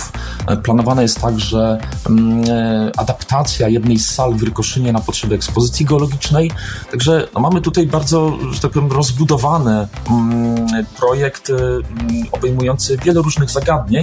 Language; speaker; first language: Polish; native; Polish